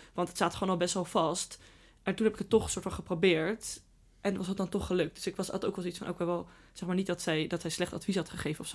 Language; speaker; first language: Dutch; native; Dutch